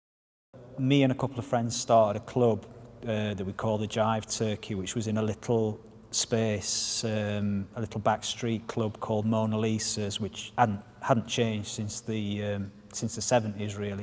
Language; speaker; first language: English; native; English